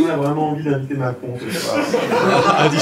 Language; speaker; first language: French; native; French